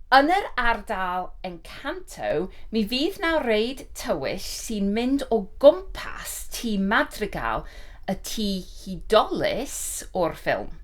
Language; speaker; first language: Welsh; non-native, learner; English